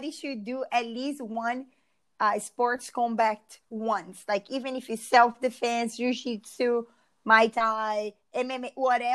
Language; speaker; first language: English; non-native, fluent; Portuguese